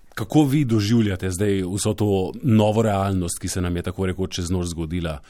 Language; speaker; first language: Slovenian; native; Slovenian